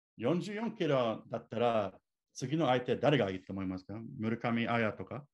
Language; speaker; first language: Japanese; non-native, learner; English